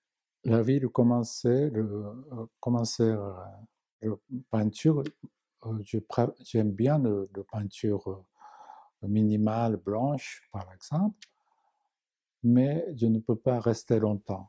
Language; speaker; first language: French; non-native, learner; Japanese